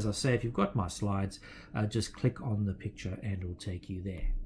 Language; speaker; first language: English; native; English